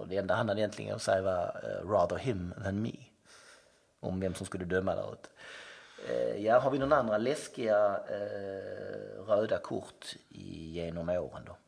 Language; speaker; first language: Swedish; native; Swedish